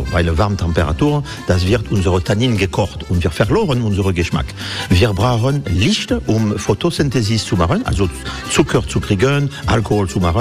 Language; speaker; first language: German; non-native, learner; French